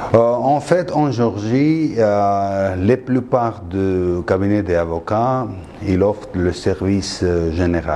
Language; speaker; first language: French; non-native, fluent; Georgian